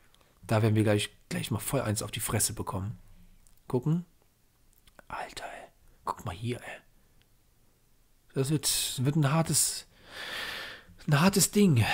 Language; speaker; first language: German; native; German